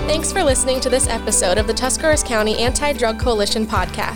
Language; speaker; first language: English; native; English